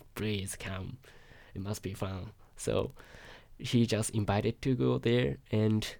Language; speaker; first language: English; non-native, learner; Japanese